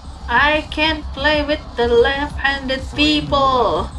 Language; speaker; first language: English; non-native, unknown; Indonesian